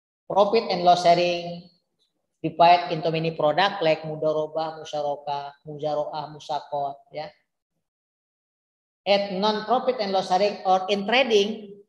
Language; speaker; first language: English; non-native, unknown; Indonesian